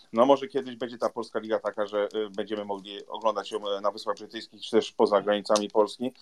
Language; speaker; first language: Polish; native; Polish